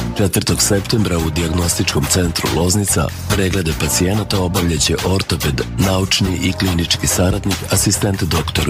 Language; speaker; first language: Serbian; native; Serbian